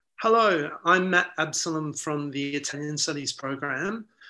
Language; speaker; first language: English; early bilingual, other home language; Italian